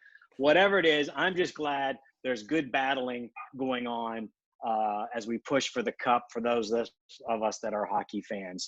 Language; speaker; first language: English; native; English